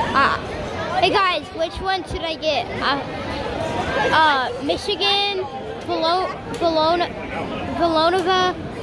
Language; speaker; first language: English; native; English